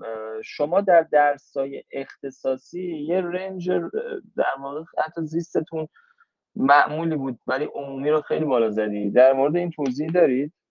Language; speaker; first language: Persian; native; Persian